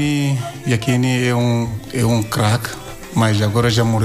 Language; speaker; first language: Portuguese; non-native, learner; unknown